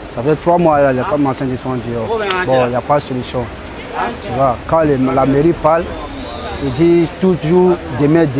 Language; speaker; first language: French; non-native, local second language; Dyula